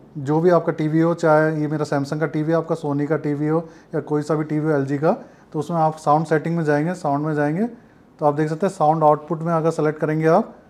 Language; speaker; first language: Hindi; native; Hindi